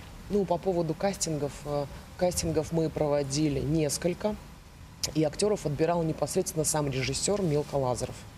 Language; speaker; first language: Russian; native; Russian